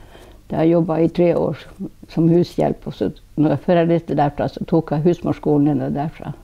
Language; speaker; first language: Norwegian; non-native, local second language; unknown